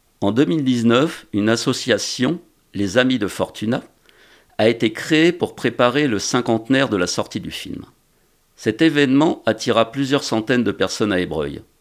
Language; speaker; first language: French; native; French